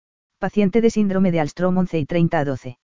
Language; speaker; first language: Spanish; native; Spanish